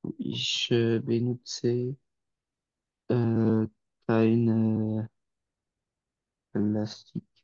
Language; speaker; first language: German; non-native, learner; French